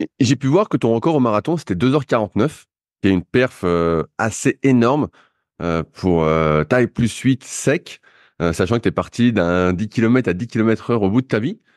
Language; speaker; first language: French; native; French